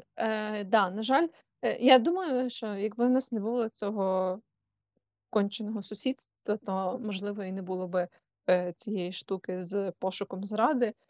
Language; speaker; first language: Ukrainian; non-native, local second language; Russian